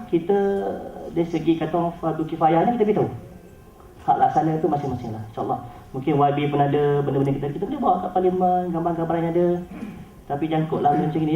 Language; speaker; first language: Malay; native; Malay